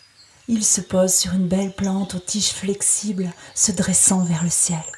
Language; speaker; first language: French; native; French